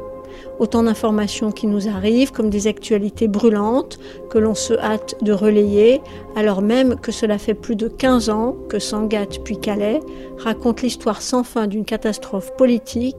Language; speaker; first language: French; native; French